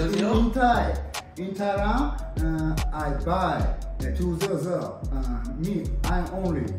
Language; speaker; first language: English; non-native, learner; Japanese